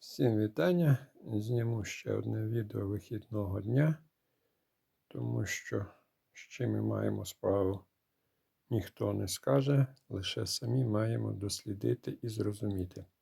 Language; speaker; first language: Ukrainian; native; Ukrainian